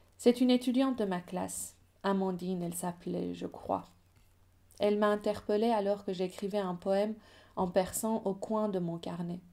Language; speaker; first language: French; non-native, fluent; Persian